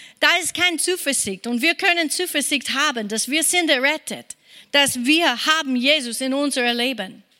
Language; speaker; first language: German; non-native, fluent; English